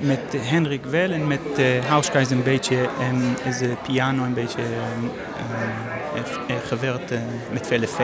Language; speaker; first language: Dutch; non-native, learner; Hebrew